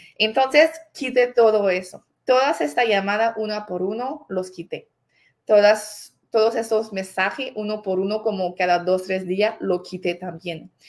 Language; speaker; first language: Spanish; non-native, fluent; French